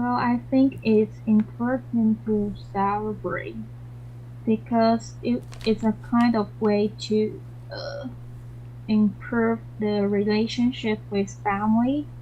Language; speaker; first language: English; non-native, learner; Chinese